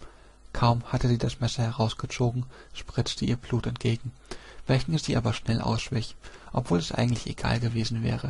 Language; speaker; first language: German; native; German